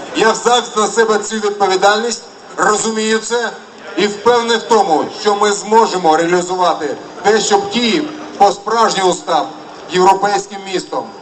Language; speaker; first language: Ukrainian; non-native, local second language; Russian